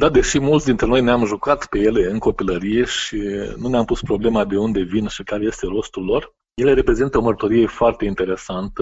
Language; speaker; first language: Romanian; native; Romanian